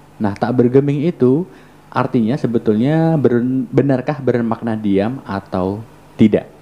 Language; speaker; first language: Indonesian; native; Indonesian